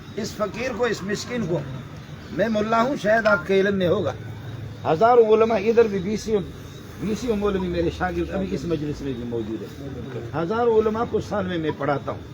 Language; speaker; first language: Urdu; non-native, fluent; Baluchi